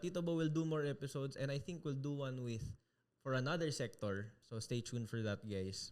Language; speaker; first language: English; non-native, local second language; Filipino